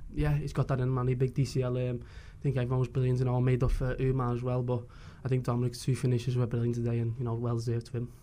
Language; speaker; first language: English; native; English